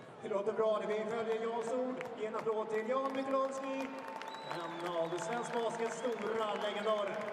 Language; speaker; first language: Swedish; native; Swedish